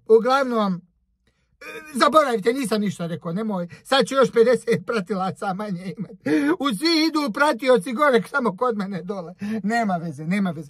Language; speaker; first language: Croatian; native; Croatian